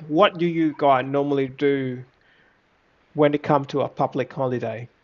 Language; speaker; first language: English; non-native, fluent; Vietnamese